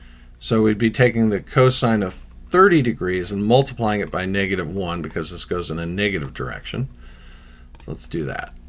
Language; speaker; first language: English; native; English